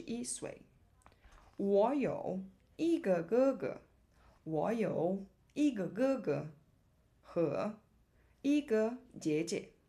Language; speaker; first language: Chinese; non-native, learner; Portuguese